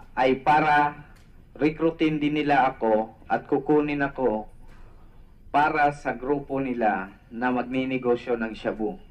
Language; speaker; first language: Filipino; non-native, local second language; Cebuano